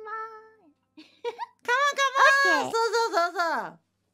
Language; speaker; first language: Japanese; native; Japanese